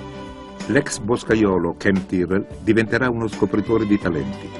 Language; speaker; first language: Italian; native; Italian